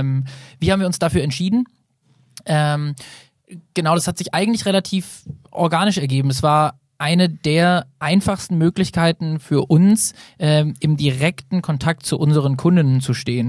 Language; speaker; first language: German; native; German